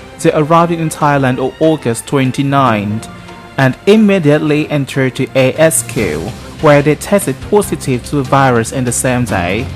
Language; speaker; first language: English; non-native, learner; Thai